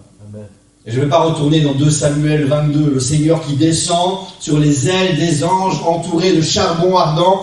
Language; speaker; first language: French; native; French